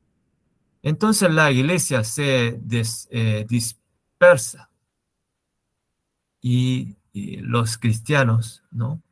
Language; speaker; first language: Spanish; non-native, learner; Korean